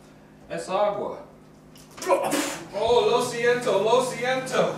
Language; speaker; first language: Spanish; non-native, learner; English